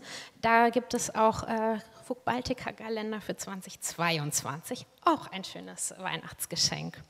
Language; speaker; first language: German; native; German